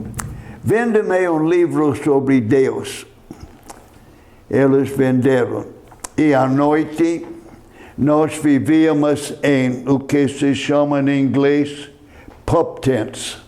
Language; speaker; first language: Portuguese; non-native, fluent; English